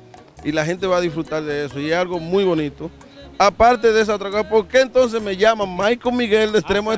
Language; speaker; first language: Spanish; native; Spanish